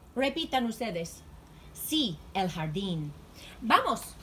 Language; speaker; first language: Spanish; non-native, fluent; English